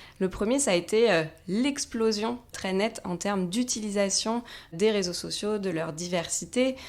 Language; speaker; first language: French; native; French